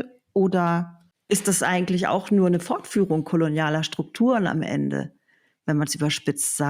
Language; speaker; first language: German; native; German